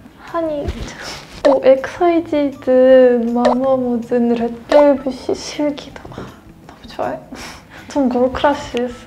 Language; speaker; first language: Korean; non-native, fluent; Russian